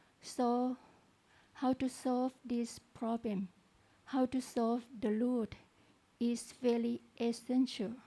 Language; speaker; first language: English; non-native, learner; Thai